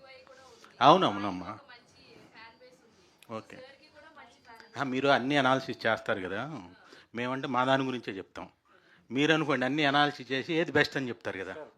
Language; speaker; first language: Telugu; native; Telugu